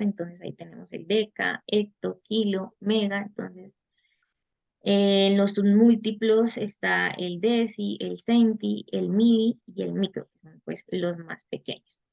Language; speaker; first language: Spanish; native; Spanish